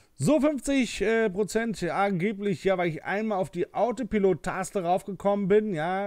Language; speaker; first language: German; native; German